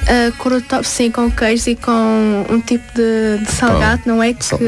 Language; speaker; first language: Portuguese; early bilingual, other home language; Tajik